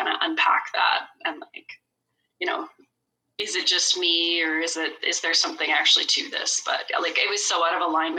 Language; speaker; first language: English; native; English